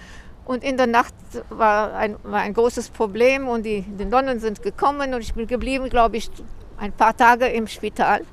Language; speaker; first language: German; early bilingual, heritage; German